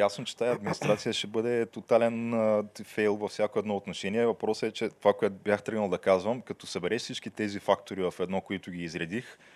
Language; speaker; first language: Bulgarian; native; Bulgarian